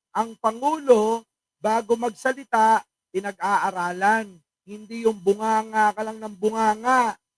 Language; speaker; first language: Filipino; non-native, local second language; Iloko